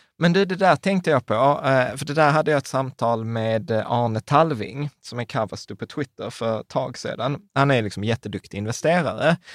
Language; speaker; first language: Swedish; early bilingual, other home language; Czech